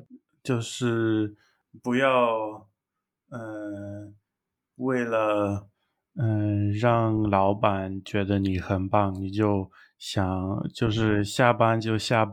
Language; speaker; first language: Chinese; non-native, learner; English